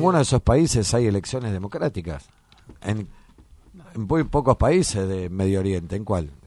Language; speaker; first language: Spanish; native; Spanish